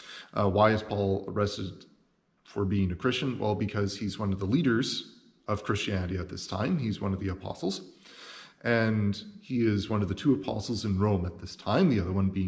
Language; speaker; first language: English; native; English